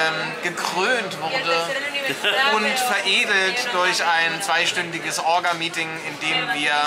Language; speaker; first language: German; native; German